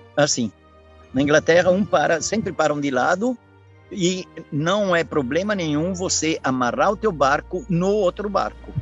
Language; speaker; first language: Portuguese; early bilingual, other home language; Italian